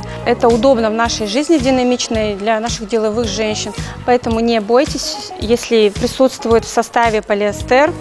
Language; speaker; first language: Russian; native; Russian